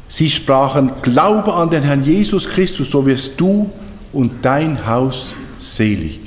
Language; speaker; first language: German; native; German